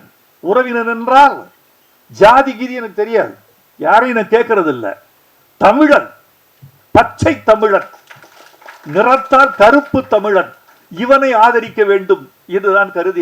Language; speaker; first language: Tamil; native; Tamil